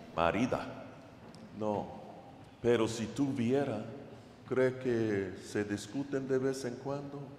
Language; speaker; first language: Spanish; non-native, fluent; English